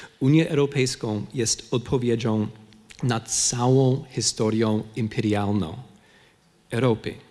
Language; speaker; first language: Polish; non-native, fluent; English